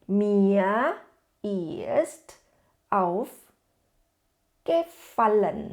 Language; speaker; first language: German; non-native, fluent; Thai